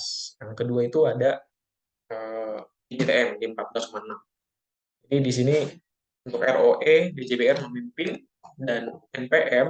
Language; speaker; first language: Indonesian; native; Indonesian